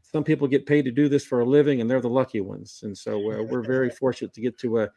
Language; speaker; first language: English; native; English